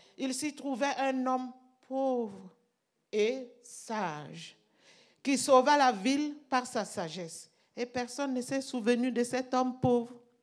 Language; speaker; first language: French; non-native, local second language; Mossi